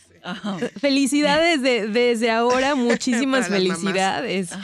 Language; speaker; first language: Spanish; native; Spanish